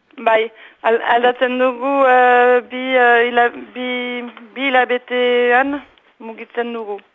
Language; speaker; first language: Basque; non-native, local second language; French